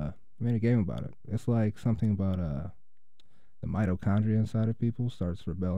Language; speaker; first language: English; native; English